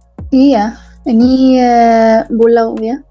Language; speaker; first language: Indonesian; non-native, learner; Arabic